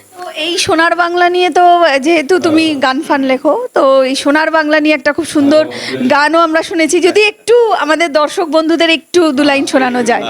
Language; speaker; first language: Bangla; native; Bangla